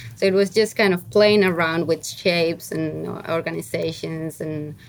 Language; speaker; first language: English; non-native, fluent; Spanish